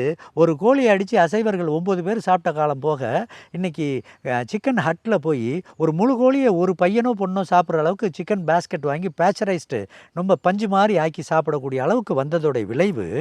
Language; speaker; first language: Tamil; native; Tamil